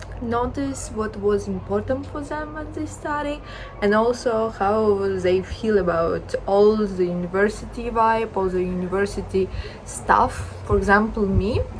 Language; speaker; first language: English; non-native, learner; Ukrainian